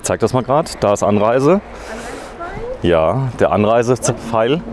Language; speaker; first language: German; native; German